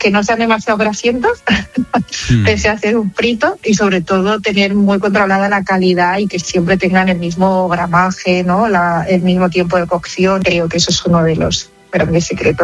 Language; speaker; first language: Spanish; native; Spanish